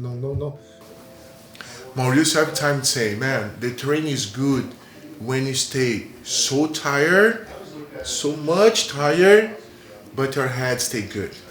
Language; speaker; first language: English; non-native, learner; Portuguese